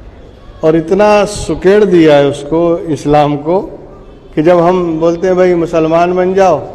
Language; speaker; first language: Urdu; native; Urdu